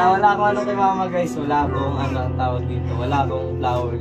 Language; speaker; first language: Filipino; non-native, local second language; Bikol